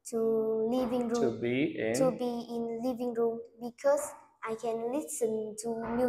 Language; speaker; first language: English; non-native, learner; Vietnamese